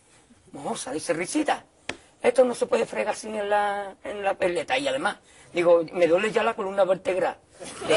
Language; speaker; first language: Spanish; native; Spanish